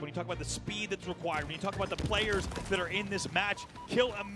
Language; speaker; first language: English; native; English